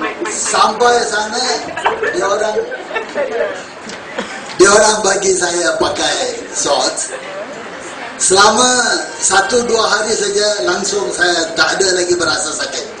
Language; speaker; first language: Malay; non-native, local second language; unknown